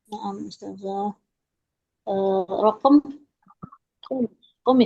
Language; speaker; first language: Arabic; non-native, learner; Indonesian